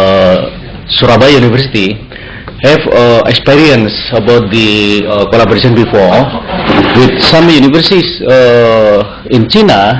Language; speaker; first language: English; non-native, learner; Indonesian